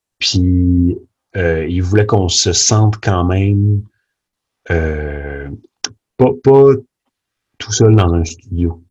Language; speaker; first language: French; early bilingual, other home language; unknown